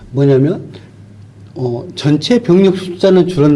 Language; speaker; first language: Korean; native; Korean